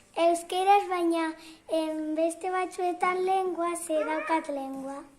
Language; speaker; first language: Basque; non-native, local second language; Spanish